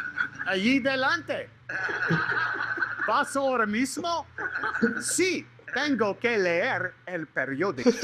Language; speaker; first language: Spanish; non-native, learner; English